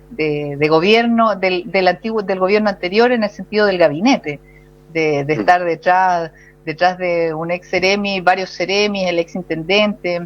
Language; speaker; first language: Spanish; native; Spanish